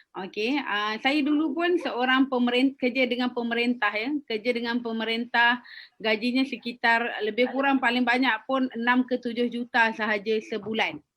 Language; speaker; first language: Malay; native; Malay